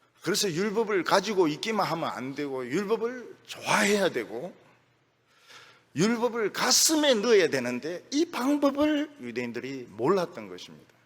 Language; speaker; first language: Korean; native; Korean